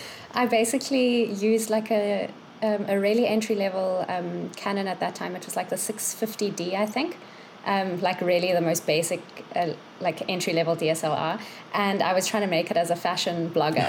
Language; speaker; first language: English; native; English